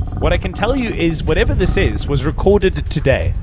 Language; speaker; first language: English; native; English